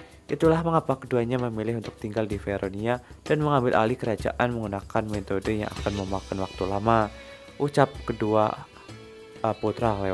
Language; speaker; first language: Indonesian; native; Indonesian